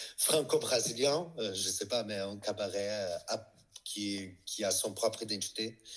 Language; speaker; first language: French; non-native, fluent; Portuguese